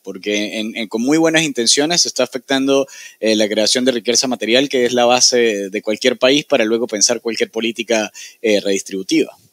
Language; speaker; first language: Spanish; native; Spanish